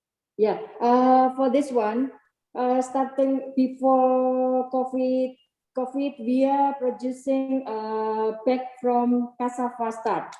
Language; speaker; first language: English; non-native, learner; Indonesian